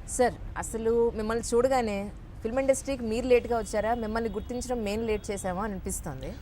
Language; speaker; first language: Telugu; native; Telugu